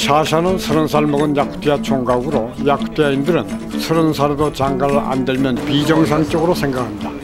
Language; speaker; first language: Korean; native; Korean